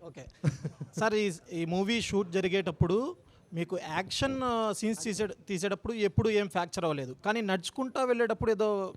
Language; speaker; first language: Telugu; native; Telugu